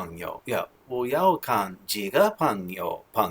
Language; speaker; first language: Chinese; non-native, learner; English